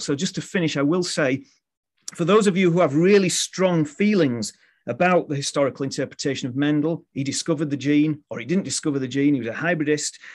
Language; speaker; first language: English; native; English